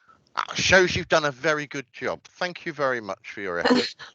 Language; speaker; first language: English; native; English